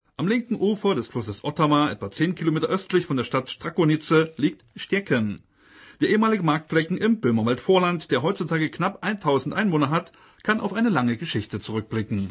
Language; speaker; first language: German; native; German